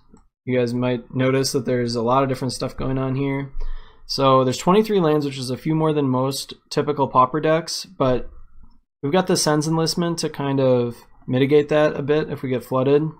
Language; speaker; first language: English; native; English